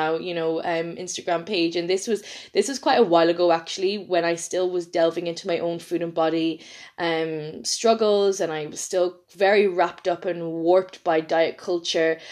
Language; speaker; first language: English; native; English